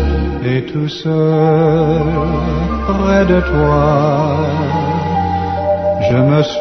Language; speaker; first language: French; non-native, learner; English